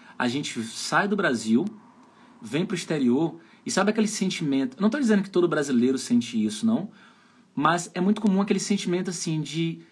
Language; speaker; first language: Portuguese; native; Portuguese